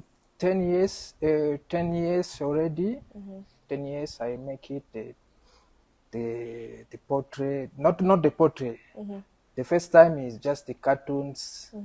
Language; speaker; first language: English; non-native, learner; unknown